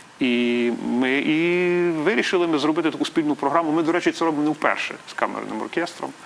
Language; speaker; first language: Ukrainian; native; Ukrainian